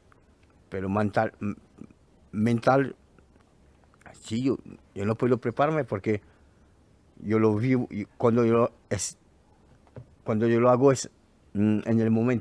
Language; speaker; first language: Spanish; non-native, learner; French